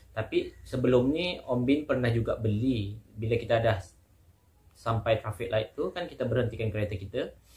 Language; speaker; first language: Malay; native; Malay